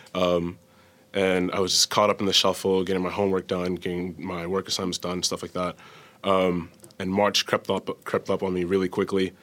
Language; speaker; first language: English; native; English